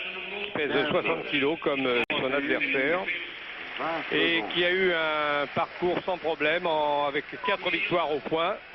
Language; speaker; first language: French; native; French